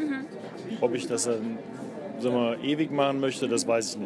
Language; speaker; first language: German; native; German